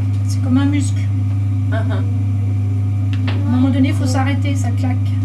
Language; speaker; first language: French; native; French